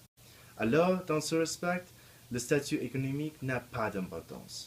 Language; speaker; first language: French; non-native, learner; English